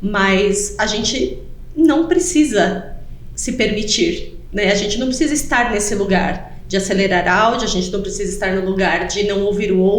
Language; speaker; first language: Portuguese; native; Portuguese